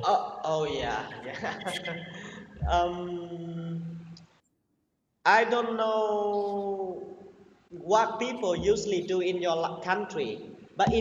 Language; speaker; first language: English; non-native, learner; Vietnamese